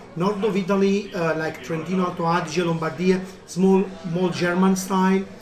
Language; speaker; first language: English; non-native, learner; Italian